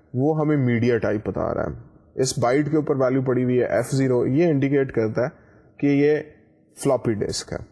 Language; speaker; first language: Urdu; native; Urdu